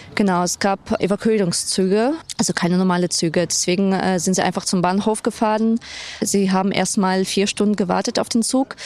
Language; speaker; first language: German; non-native, fluent; Ukrainian